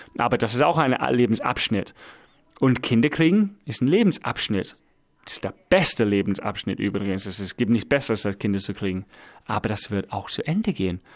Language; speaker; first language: German; non-native, fluent; English